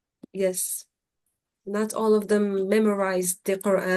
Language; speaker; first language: English; non-native, fluent; Arabic